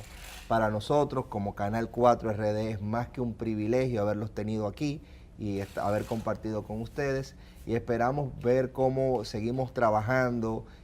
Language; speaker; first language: Spanish; native; Spanish